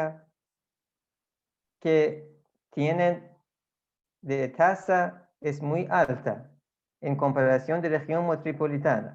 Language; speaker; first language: Spanish; non-native, fluent; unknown